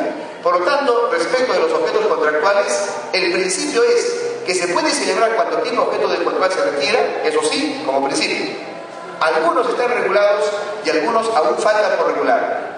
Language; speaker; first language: Spanish; native; Spanish